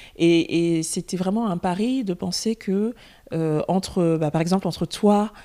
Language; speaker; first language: French; native; French